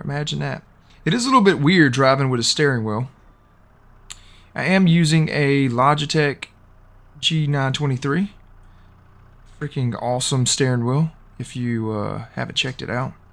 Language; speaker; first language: English; native; English